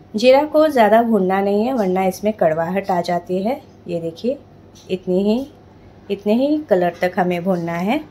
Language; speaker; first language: Hindi; non-native, local second language; Telugu